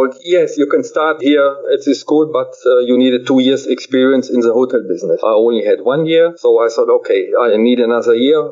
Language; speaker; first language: English; non-native, fluent; German